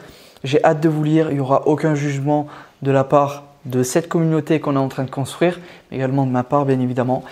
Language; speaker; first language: French; native; French